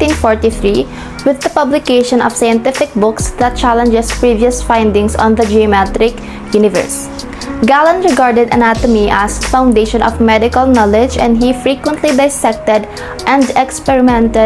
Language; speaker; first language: English; non-native, local second language; Filipino